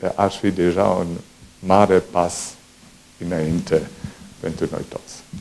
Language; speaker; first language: Romanian; non-native, fluent; German